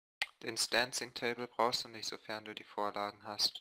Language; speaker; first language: German; native; German